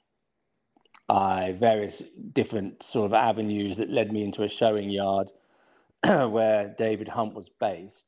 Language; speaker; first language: English; native; English